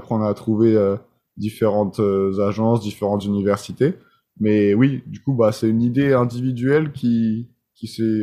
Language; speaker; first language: French; native; French